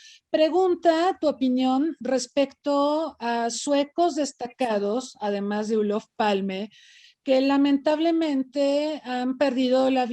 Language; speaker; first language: Spanish; native; Spanish